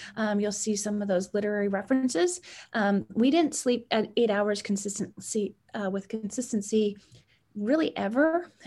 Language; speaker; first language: English; native; English